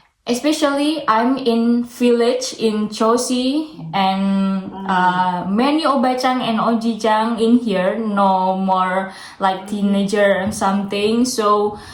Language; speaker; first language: English; non-native, learner; Indonesian